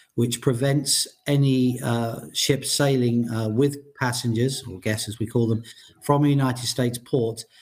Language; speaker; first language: English; native; English